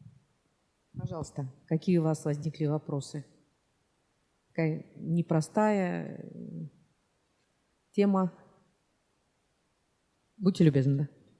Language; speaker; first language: Russian; native; Russian